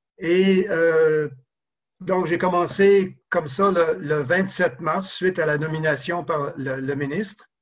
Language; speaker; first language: French; native; French